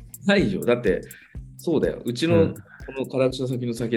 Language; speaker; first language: Japanese; native; Japanese